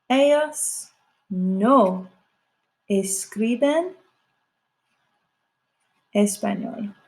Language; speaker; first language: Spanish; non-native, fluent; English